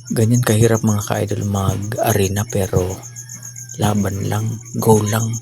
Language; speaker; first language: Filipino; non-native, local second language; Bikol